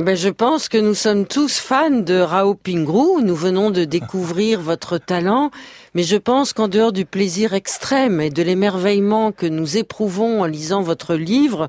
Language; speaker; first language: French; native; French